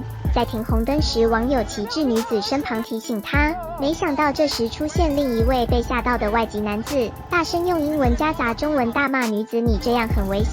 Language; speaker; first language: Chinese; native; Chinese